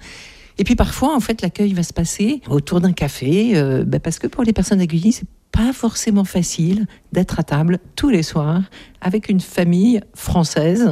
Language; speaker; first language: French; native; French